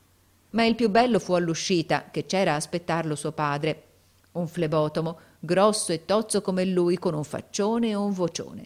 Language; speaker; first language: Italian; native; Italian